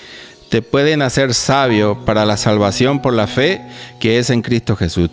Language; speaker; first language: Spanish; native; Spanish